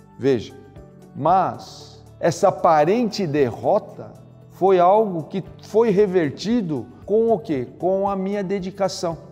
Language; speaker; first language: Portuguese; native; Portuguese